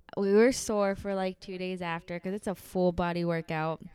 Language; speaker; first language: English; early bilingual, heritage; Spanish